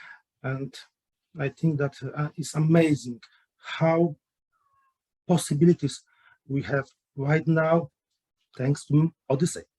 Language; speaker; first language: English; non-native, learner; Polish